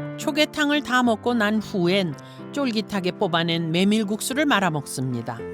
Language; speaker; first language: Korean; native; Korean